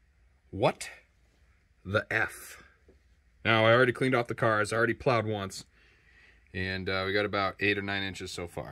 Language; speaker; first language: English; native; English